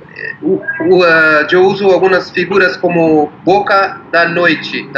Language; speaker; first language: Spanish; non-native, learner; Portuguese